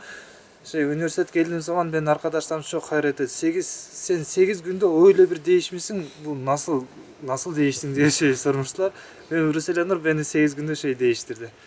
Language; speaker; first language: Turkish; non-native, learner; Kyrgyz